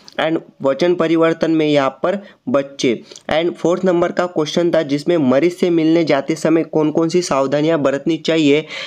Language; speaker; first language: Hindi; non-native, local second language; Marathi